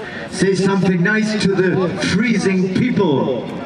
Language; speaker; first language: English; non-native, fluent; German